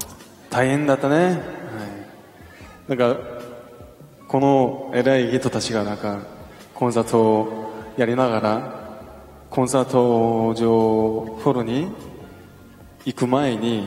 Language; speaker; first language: Japanese; non-native, learner; Korean